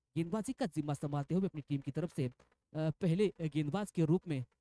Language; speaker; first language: Hindi; non-native, local second language; Marathi